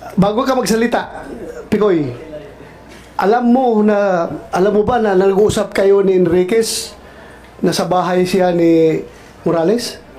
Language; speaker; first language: Filipino; non-native, local second language; Cebuano